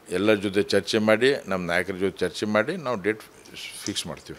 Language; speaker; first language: Kannada; non-native, local second language; Lambadi